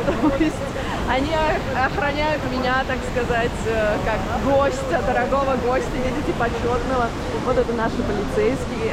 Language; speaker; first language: Russian; native; Russian